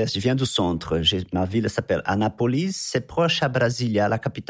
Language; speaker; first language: French; non-native, fluent; Portuguese